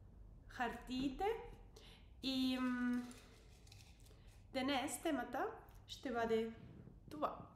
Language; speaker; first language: Bulgarian; non-native, learner; English